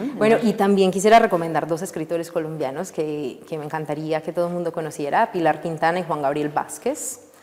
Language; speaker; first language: Spanish; native; Spanish